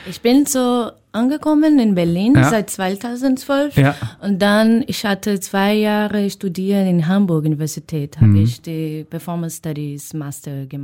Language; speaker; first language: German; non-native, learner; Portuguese